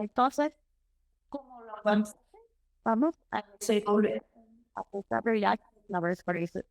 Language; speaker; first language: Spanish; non-native, learner; Portuguese